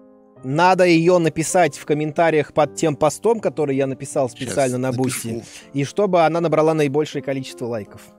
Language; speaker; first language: Russian; native; Russian